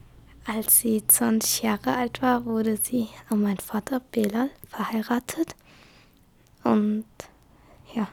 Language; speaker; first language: German; early bilingual, other home language; Kurdish